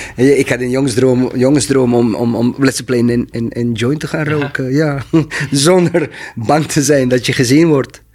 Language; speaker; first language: Dutch; non-native, fluent; Bosnian